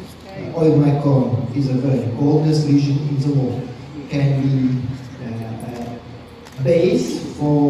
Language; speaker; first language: English; non-native, learner; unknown